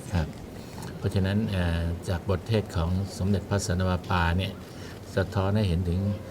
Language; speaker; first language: Thai; native; Thai